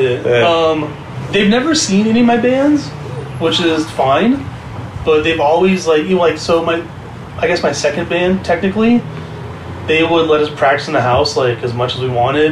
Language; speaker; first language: English; native; English